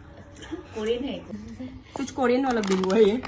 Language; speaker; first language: Hindi; non-native, local second language; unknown